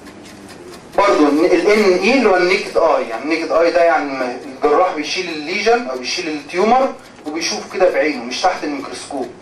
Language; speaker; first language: Arabic; native; Arabic